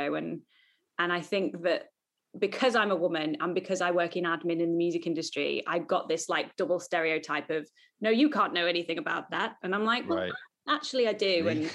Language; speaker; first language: English; native; English